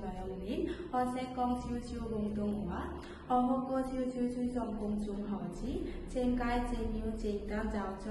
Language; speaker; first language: Cantonese; non-native, learner; Bangla